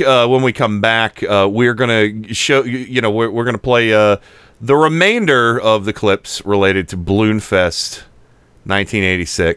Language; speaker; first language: English; native; English